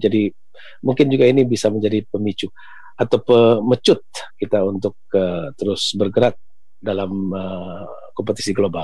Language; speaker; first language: Indonesian; native; Indonesian